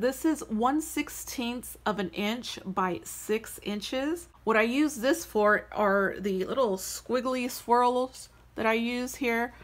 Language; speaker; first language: English; native; English